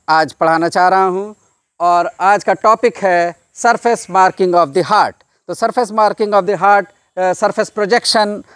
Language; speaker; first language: Hindi; native; Hindi